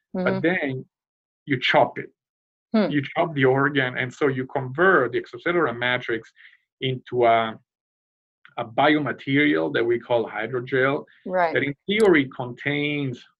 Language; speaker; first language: English; non-native, fluent; Italian